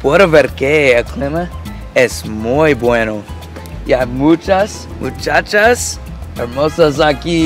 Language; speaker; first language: Spanish; non-native, learner; English